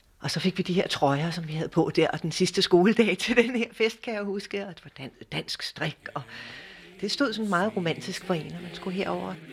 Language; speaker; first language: Danish; early bilingual, other home language; English